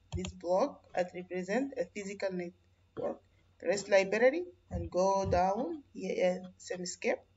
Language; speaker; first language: English; non-native, fluent; Arabic